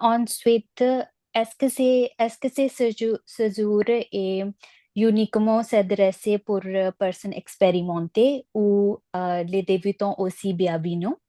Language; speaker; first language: French; non-native, learner; Punjabi